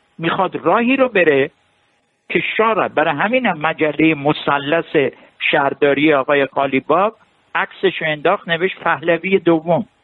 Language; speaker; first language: Persian; non-native, local second language; Armenian